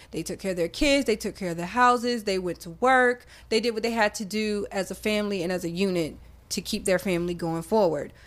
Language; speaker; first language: English; native; English